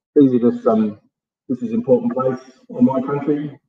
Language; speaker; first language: English; native; English